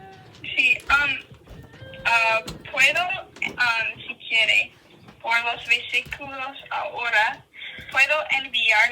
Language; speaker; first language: Spanish; non-native, learner; English